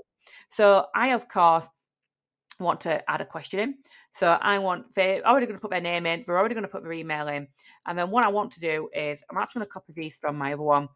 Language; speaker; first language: English; native; English